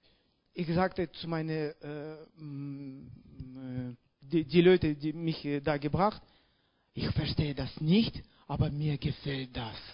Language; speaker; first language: German; non-native, learner; Russian